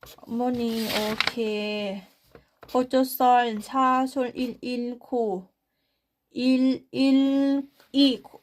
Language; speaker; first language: Korean; non-native, learner; Thai